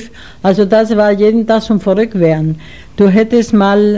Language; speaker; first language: German; non-native, learner; Spanish